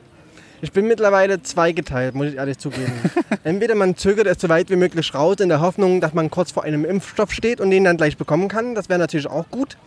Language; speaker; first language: German; native; German